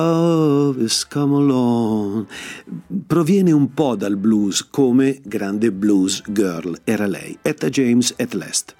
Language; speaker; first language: Italian; native; Italian